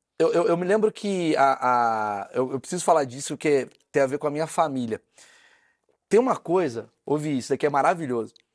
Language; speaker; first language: Portuguese; native; Portuguese